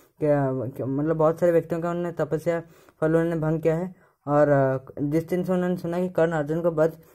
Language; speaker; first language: Hindi; native; Hindi